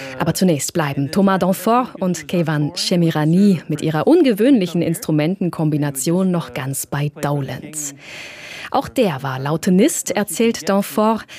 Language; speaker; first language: German; native; German